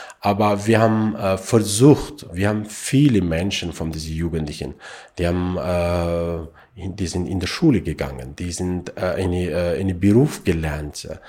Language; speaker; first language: German; non-native, learner; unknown